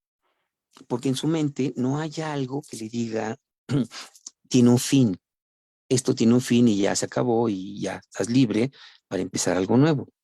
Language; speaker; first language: Spanish; native; Spanish